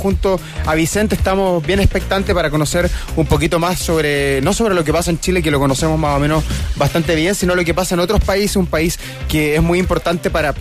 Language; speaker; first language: Spanish; native; Spanish